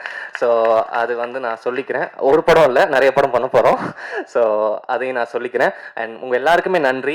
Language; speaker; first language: Tamil; native; Tamil